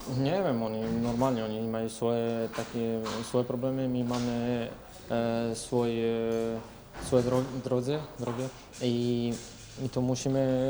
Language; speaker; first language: Polish; non-native, learner; Serbian